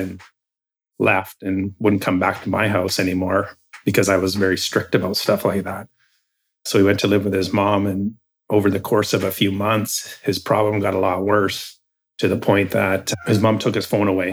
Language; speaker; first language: English; native; English